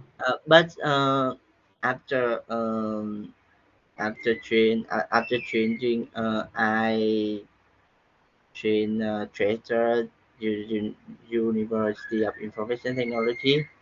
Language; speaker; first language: English; non-native, learner; Vietnamese